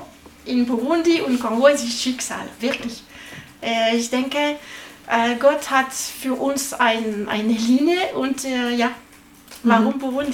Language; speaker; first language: German; non-native, learner; French